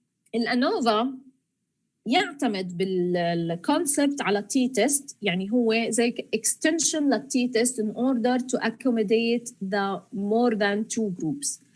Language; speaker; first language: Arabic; native; Arabic